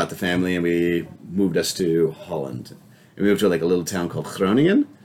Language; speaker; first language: English; native; English